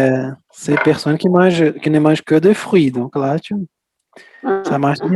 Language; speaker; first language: French; non-native, fluent; Portuguese